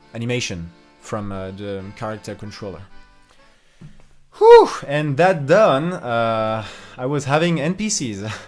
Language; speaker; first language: English; non-native, fluent; French